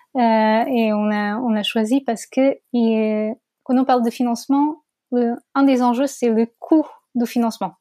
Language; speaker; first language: French; non-native, fluent; Portuguese